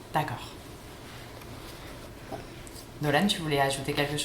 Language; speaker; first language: French; native; French